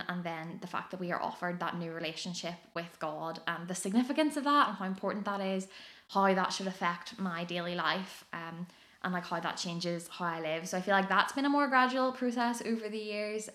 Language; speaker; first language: English; native; English